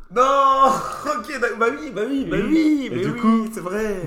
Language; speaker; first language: French; native; French